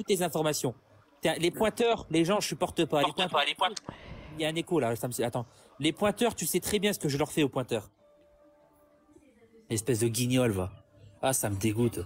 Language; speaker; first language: French; native; French